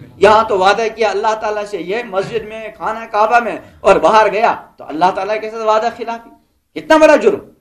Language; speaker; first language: Urdu; non-native, local second language; Kashmiri